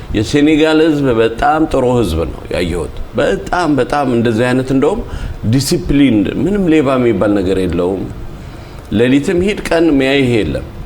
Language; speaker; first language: Amharic; native; Amharic